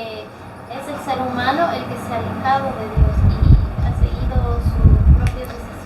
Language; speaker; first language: Spanish; native; Spanish